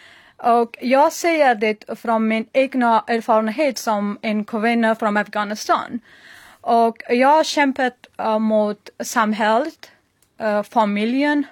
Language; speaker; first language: Swedish; non-native, learner; Persian